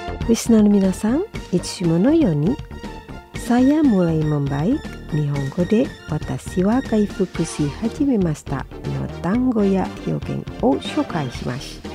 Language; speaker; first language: Japanese; non-native, fluent; Indonesian